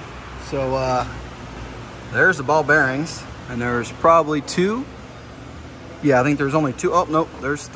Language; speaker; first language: English; native; English